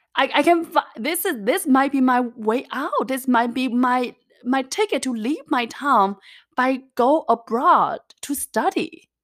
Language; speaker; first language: English; non-native, fluent; Chinese